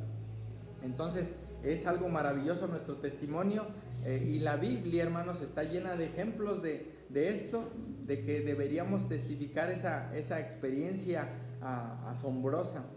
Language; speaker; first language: Spanish; native; Spanish